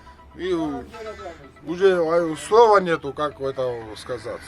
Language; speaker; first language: Russian; non-native, learner; Georgian